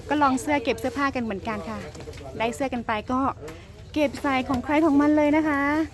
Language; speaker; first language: Thai; non-native, local second language; Karen languages